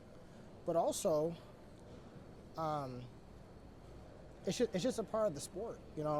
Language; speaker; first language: English; native; English